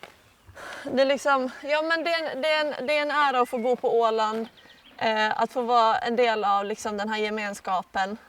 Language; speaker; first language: Swedish; native; Swedish